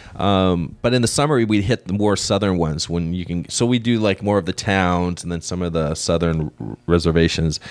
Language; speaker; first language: English; native; English